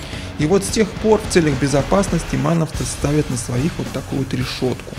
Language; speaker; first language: Russian; native; Russian